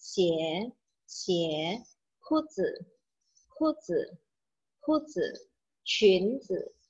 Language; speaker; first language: Chinese; non-native, fluent; Indonesian